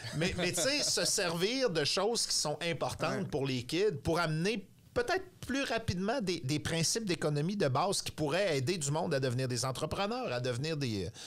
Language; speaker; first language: French; native; French